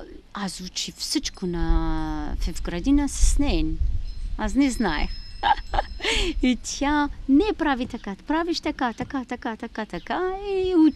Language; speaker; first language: Bulgarian; non-native, learner; Arabic